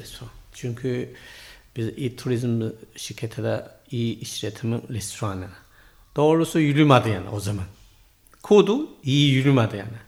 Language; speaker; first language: Turkish; non-native, learner; Chinese